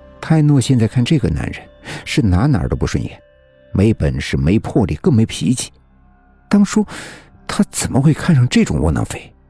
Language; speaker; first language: Chinese; native; Chinese